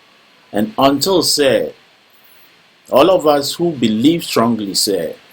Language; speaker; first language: English; non-native, local second language; Akan